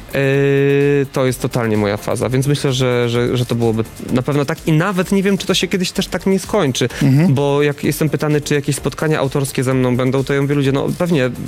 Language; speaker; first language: Polish; native; Polish